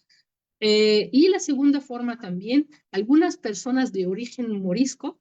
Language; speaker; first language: Spanish; non-native, fluent; Arabic